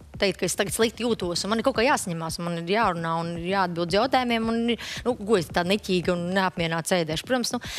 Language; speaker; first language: Latvian; native; Latvian